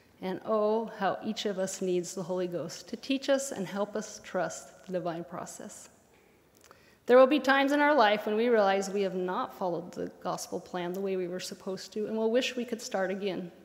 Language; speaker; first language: English; native; English